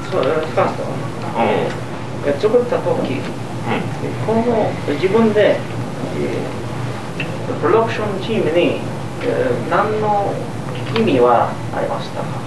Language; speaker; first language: Japanese; non-native, learner; English